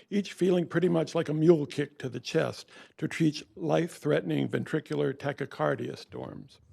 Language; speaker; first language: English; native; English